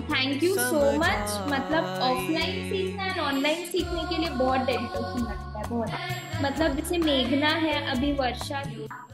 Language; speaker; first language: Hindi; native; Hindi